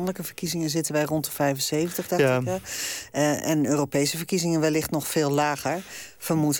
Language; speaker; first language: Dutch; native; Dutch